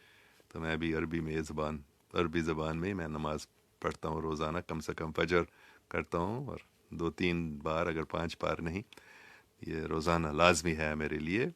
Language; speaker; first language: Hindi; non-native, local second language; English